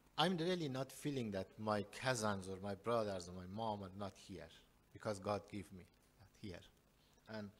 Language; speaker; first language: English; non-native, learner; Persian